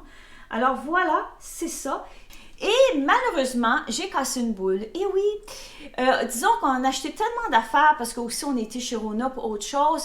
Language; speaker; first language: French; native; French